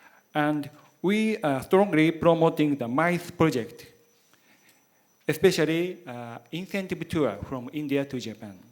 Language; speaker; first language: English; non-native, learner; Japanese